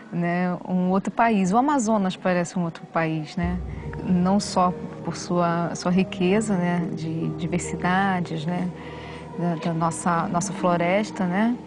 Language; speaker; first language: Portuguese; native; Portuguese